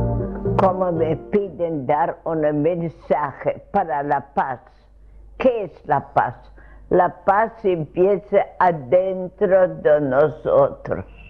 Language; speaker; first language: Spanish; non-native, fluent; Russian